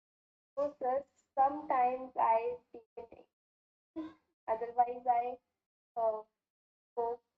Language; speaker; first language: English; non-native, learner; Hindi